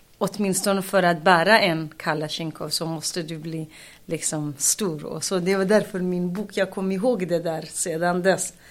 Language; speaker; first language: Swedish; non-native, fluent; Kurdish